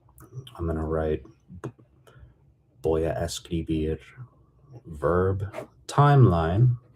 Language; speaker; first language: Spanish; non-native, fluent; English